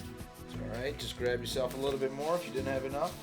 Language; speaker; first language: English; native; English